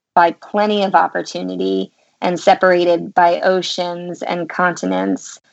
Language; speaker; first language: English; native; English